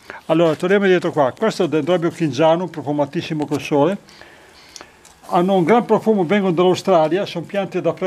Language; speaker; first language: Italian; native; Italian